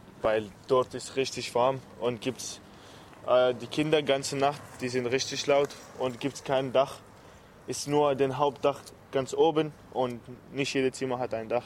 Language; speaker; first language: German; non-native, learner; Arabic